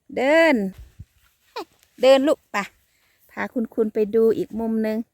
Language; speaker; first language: Thai; native; Thai